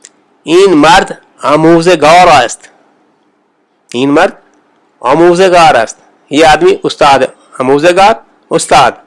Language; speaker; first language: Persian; non-native, fluent; Urdu